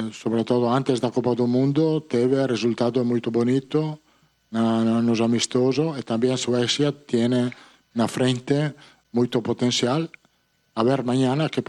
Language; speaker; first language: Portuguese; non-native, fluent; Italian